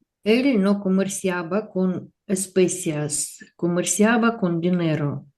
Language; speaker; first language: Spanish; non-native, learner; Russian